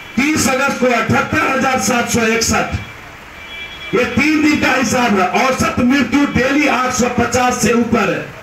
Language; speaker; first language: Hindi; native; Hindi